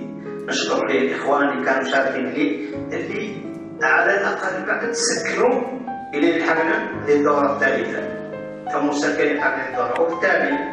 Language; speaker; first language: Arabic; native; Arabic